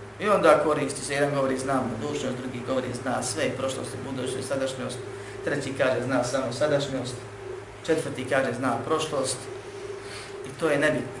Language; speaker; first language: Bosnian; native; Bosnian